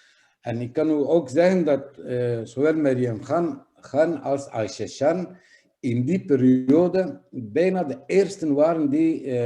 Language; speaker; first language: Dutch; non-native, fluent; Kurdish